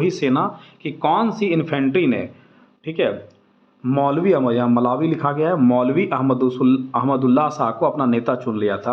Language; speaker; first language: Hindi; native; Hindi